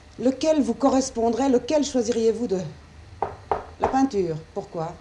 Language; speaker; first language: French; native; French